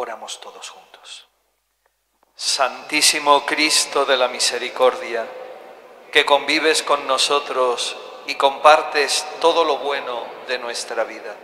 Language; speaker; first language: Spanish; native; Spanish